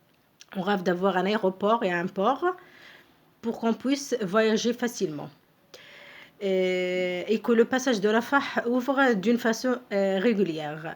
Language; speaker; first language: French; non-native, fluent; Arabic